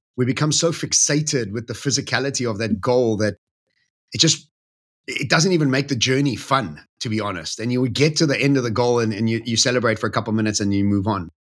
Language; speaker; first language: English; native; English